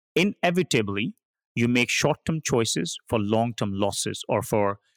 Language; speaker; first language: English; non-native, local second language; Hindi